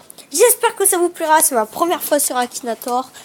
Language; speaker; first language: French; native; French